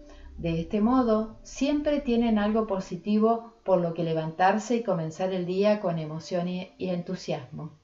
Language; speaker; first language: Spanish; native; Spanish